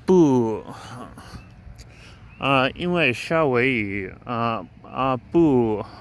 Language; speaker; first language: Chinese; non-native, learner; English